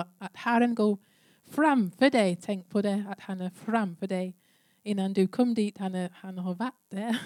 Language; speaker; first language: Swedish; non-native, learner; English